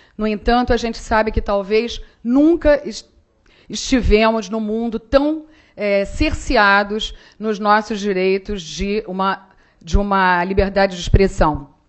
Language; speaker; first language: Portuguese; native; Portuguese